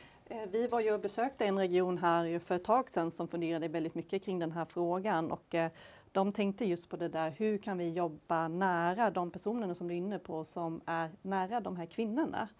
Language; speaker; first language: Swedish; native; Swedish